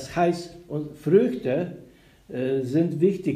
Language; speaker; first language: German; non-native, learner; Polish